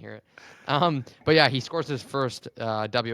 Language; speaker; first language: English; native; English